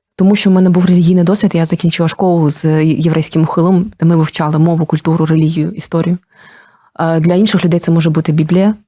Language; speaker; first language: Ukrainian; non-native, local second language; Russian